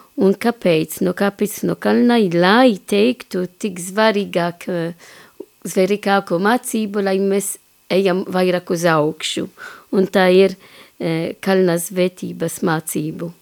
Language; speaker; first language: Latvian; non-native, fluent; Maltese